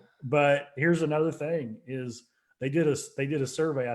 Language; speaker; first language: English; native; English